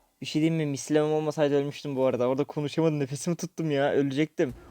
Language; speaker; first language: Turkish; native; Turkish